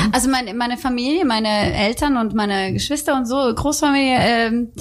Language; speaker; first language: German; non-native, fluent; Swedish